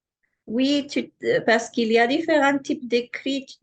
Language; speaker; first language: French; non-native, fluent; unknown